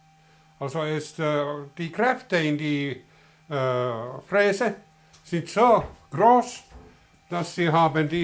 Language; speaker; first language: German; non-native, learner; Finnish